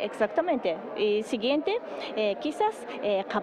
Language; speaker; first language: Spanish; non-native, learner; Japanese